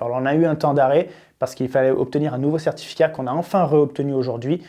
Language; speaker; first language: French; native; French